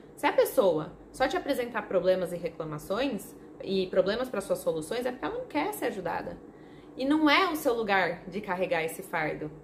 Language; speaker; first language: Portuguese; non-native, fluent; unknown